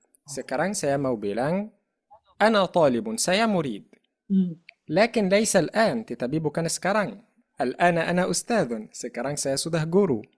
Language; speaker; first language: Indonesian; non-native, fluent; Arabic